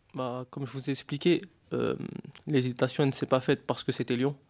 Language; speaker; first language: French; native; French